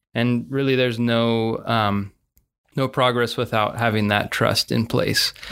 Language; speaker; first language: English; native; English